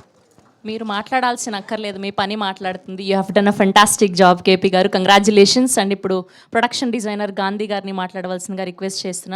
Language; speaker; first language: Telugu; native; Telugu